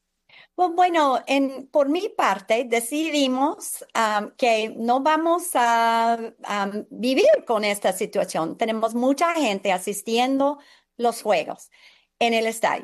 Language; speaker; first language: Spanish; non-native, fluent; English